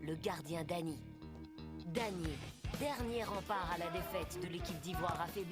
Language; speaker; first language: French; native; French